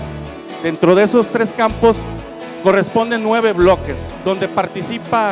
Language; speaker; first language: Spanish; native; Spanish